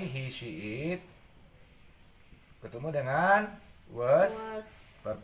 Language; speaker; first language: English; non-native, learner; Indonesian